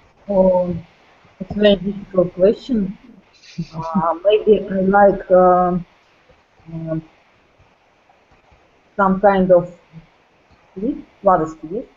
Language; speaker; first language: English; non-native, learner; Russian